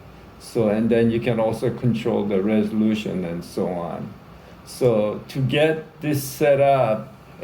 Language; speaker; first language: English; native; English